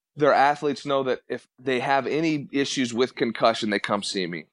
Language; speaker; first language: English; native; English